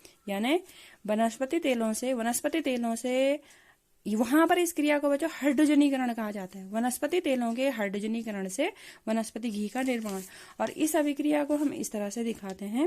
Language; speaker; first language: Hindi; native; Hindi